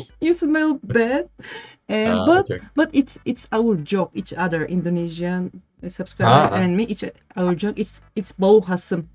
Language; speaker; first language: English; non-native, learner; Turkish